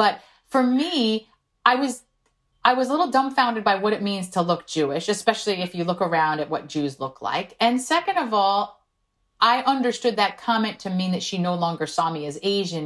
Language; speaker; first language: English; non-native, fluent; Korean